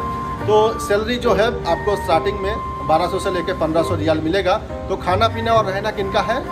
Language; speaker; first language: Hindi; non-native, local second language; Bangla